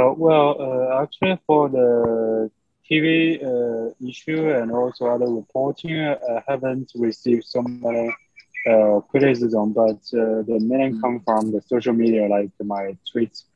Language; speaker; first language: English; non-native, fluent; Chinese